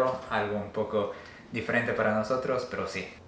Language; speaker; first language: Spanish; native; Spanish